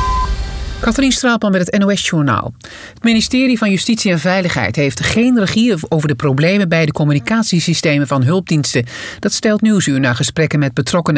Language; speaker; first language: Dutch; native; Dutch